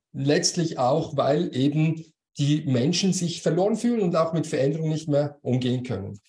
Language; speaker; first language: German; native; German